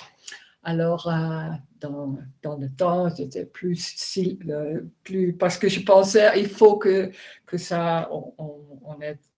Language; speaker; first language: French; non-native, learner; Dutch